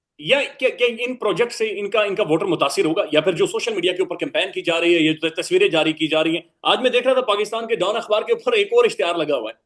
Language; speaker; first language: Urdu; non-native, local second language; Pahari-Potwari